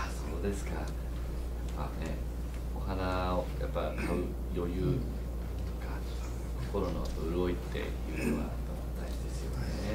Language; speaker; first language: Japanese; native; Japanese